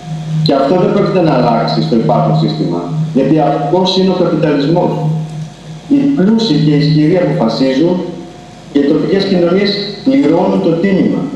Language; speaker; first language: Greek; native; Greek